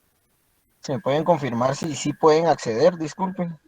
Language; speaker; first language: Spanish; native; Spanish